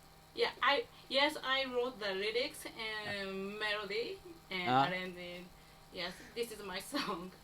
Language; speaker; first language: English; non-native, learner; Japanese